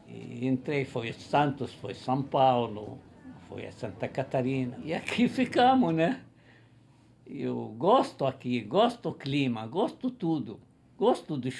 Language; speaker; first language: Portuguese; non-native, fluent; Arabic